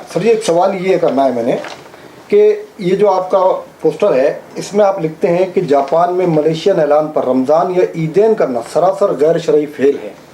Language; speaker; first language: Urdu; native; Urdu